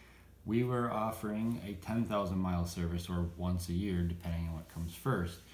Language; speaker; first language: English; native; English